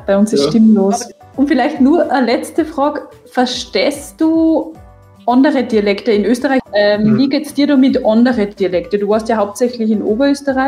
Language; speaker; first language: German; native; German